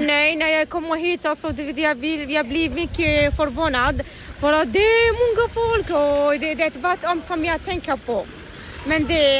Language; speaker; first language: Swedish; non-native, learner; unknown